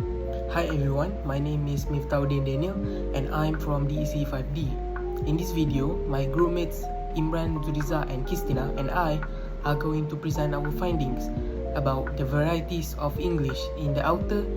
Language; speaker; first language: English; non-native, local second language; Malay